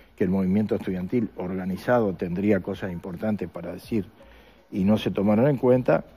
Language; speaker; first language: Spanish; native; Spanish